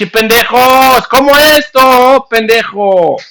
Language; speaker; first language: Spanish; non-native, learner; English